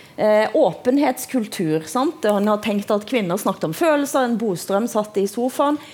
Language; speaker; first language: Norwegian; native; Norwegian